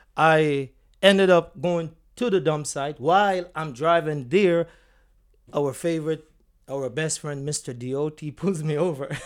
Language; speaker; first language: English; non-native, local second language; Jamaican Creole English